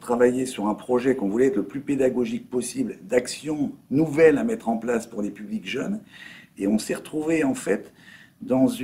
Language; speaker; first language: French; native; French